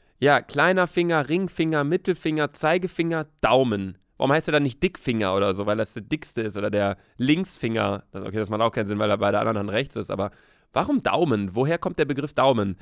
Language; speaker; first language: German; native; German